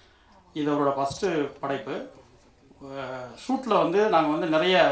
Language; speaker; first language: Tamil; native; Tamil